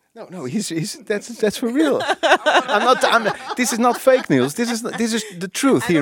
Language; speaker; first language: English; non-native, fluent; Dutch